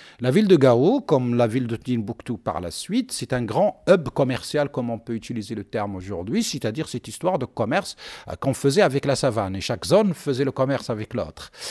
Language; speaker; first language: French; non-native, local second language; Arabic